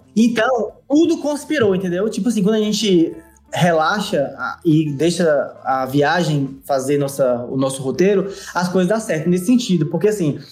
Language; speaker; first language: Portuguese; native; Portuguese